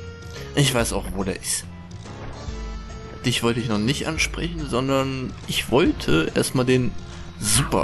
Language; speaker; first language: German; native; German